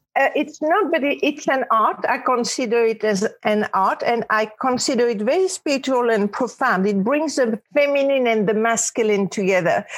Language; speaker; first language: English; non-native, fluent; Arabic